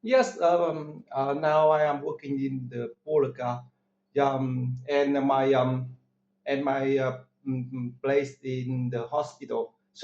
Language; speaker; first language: English; non-native, learner; Vietnamese